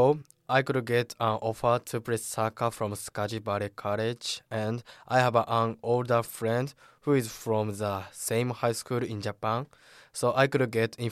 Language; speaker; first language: English; non-native, fluent; Japanese